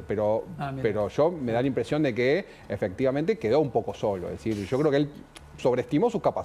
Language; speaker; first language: Spanish; native; Spanish